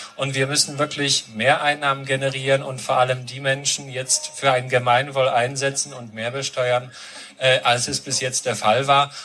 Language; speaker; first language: German; non-native, fluent; Polish